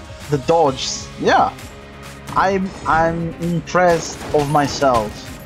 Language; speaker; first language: English; non-native, fluent; Italian